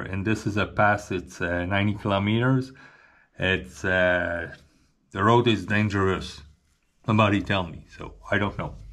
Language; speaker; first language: English; non-native, learner; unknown